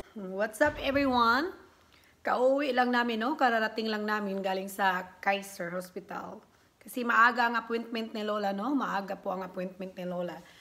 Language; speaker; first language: Filipino; non-native, local second language; Cebuano